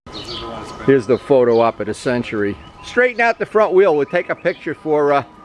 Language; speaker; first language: English; native; English